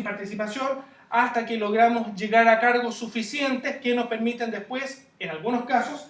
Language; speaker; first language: Spanish; native; Spanish